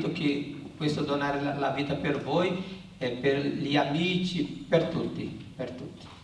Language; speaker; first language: Italian; non-native, learner; Portuguese